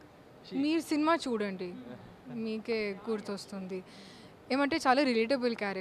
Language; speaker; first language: Telugu; non-native, learner; Kannada